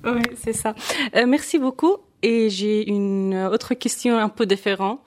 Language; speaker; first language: French; non-native, fluent; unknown